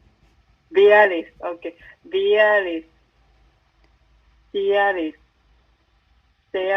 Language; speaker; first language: Assamese; non-native, learner; Japanese